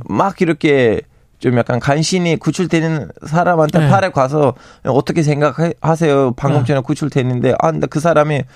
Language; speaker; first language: Korean; non-native, fluent; Turkish